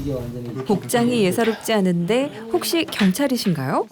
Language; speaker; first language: Korean; native; Korean